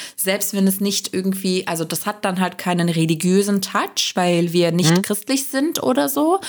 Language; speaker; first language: German; non-native, fluent; Turkish